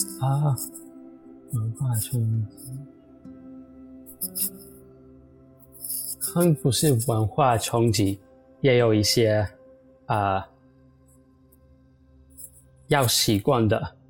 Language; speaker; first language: Chinese; non-native, fluent; English